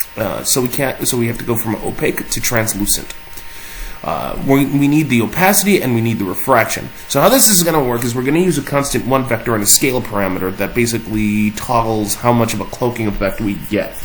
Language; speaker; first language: English; native; English